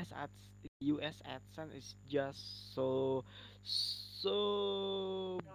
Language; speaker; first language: English; non-native, learner; Indonesian